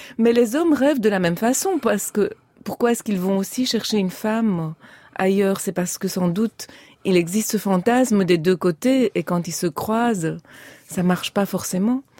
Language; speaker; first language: French; early bilingual, other home language; Romanian